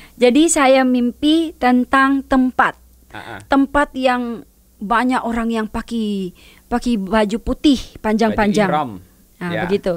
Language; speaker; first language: Indonesian; non-native, learner; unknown